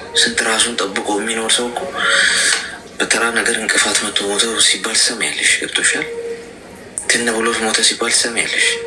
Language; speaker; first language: Amharic; native; Amharic